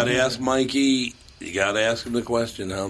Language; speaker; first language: English; native; English